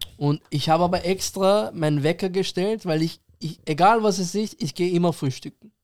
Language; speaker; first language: German; early bilingual, other home language; Persian